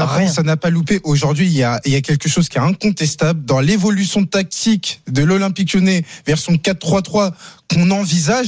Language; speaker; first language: French; native; French